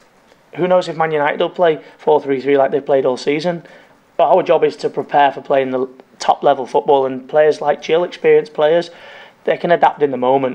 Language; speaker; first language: English; native; English